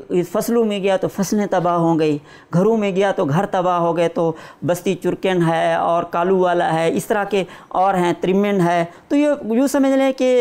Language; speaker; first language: Urdu; non-native, local second language; Saraiki